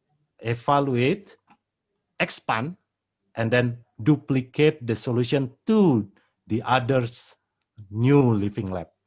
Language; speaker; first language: English; non-native, fluent; Indonesian